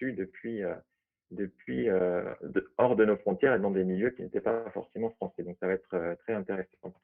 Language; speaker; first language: French; native; French